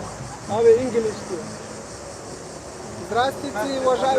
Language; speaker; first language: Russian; non-native, learner; Turkish